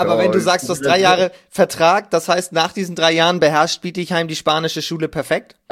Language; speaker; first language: German; native; German